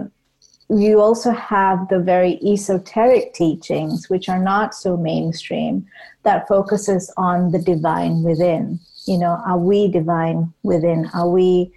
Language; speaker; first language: English; non-native, local second language; Tamil